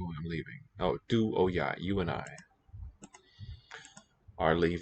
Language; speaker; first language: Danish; non-native, learner; English